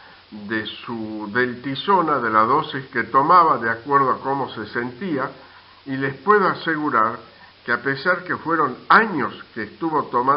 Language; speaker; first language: Spanish; native; Spanish